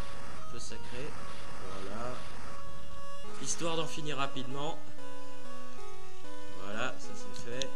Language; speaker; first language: French; native; French